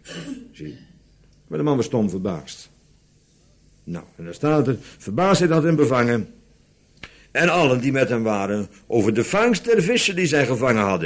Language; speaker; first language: Dutch; native; Dutch